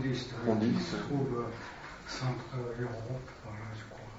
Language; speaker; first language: French; non-native, learner; Japanese